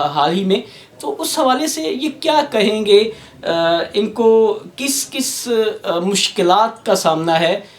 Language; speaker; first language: Urdu; non-native, local second language; Punjabi